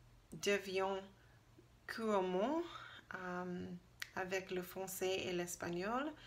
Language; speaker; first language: French; non-native, learner; English